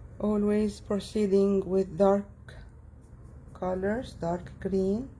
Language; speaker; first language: English; non-native, fluent; Arabic